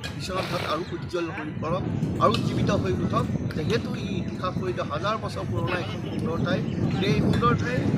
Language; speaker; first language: Assamese; native; Assamese